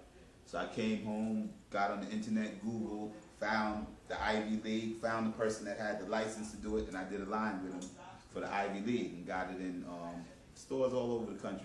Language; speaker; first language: English; native; English